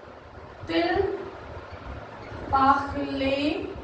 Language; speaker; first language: French; non-native, learner; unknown